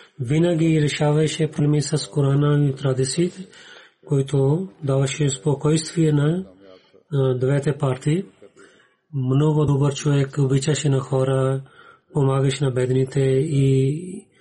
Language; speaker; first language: Bulgarian; non-native, learner; Urdu